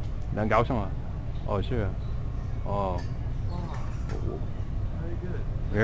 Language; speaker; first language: Chinese; non-native, fluent; English